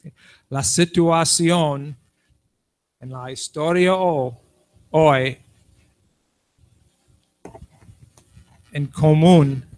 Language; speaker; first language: Spanish; non-native, learner; English